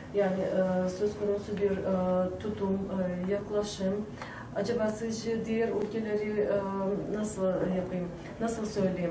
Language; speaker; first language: Turkish; non-native, fluent; Tajik